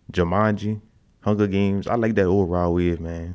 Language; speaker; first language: English; native; English